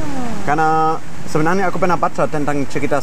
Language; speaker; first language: Indonesian; non-native, fluent; German